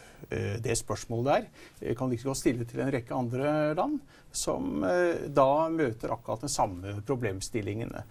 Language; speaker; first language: Norwegian; native; Norwegian